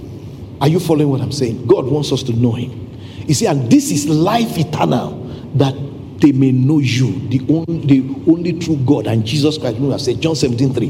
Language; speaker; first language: English; non-native, local second language; Yoruba